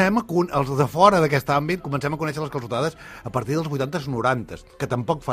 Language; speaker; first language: Catalan; native; Catalan